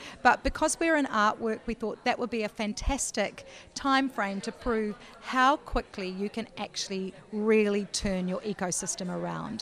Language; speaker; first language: English; native; English